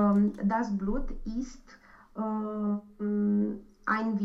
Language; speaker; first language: German; non-native, learner; Romanian